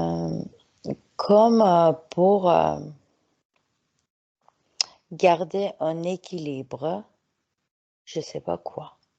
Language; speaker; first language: French; non-native, fluent; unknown